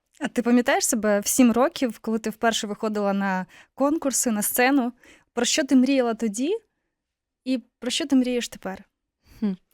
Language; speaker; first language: Ukrainian; native; Ukrainian